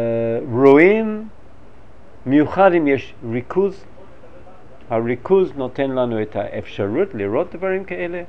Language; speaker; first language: Hebrew; non-native, fluent; English